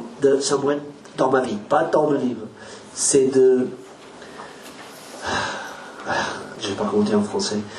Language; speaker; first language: French; non-native, learner; Spanish